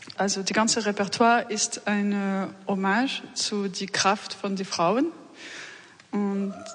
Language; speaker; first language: German; non-native, fluent; French